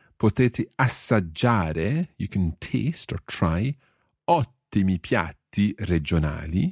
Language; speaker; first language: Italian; non-native, fluent; English